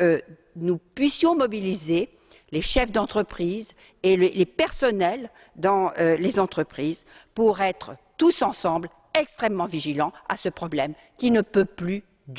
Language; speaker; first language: French; native; French